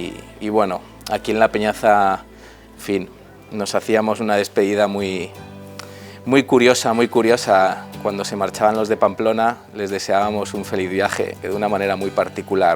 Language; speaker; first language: Spanish; native; Spanish